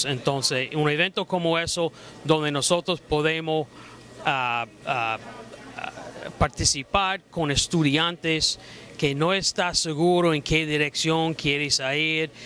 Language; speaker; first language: Spanish; non-native, fluent; English